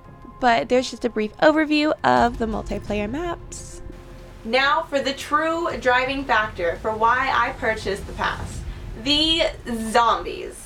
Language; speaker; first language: English; native; English